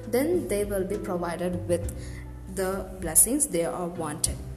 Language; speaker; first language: English; non-native, local second language; Tamil